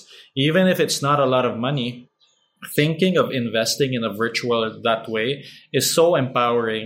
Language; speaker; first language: English; non-native, local second language; Filipino